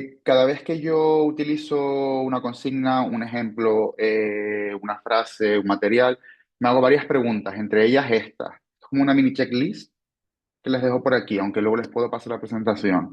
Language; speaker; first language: Spanish; native; Spanish